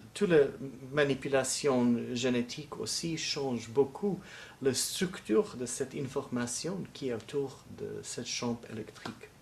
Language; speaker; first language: French; non-native, fluent; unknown